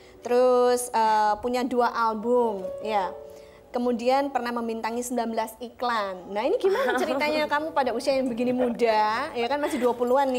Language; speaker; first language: Indonesian; native; Indonesian